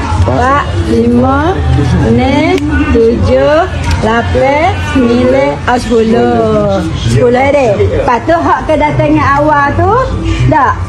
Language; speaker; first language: Malay; native; Malay